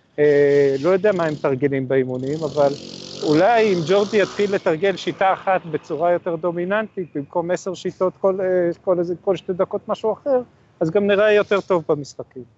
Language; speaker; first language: Hebrew; native; Hebrew